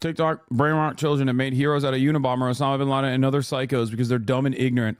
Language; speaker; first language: English; native; English